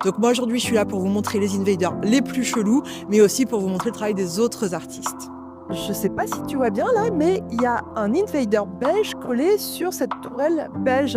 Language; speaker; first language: French; native; French